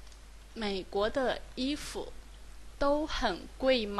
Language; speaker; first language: Chinese; native; Chinese